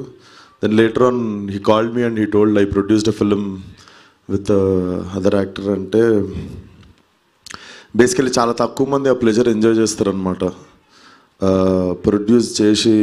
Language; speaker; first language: Telugu; native; Telugu